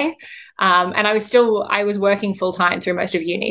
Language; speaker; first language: English; native; English